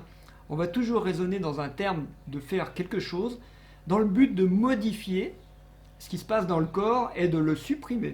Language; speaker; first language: French; native; French